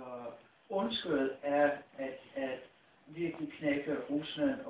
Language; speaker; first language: Danish; non-native, fluent; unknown